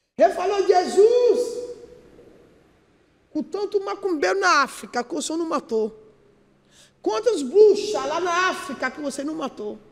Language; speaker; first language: Portuguese; non-native, learner; Yoruba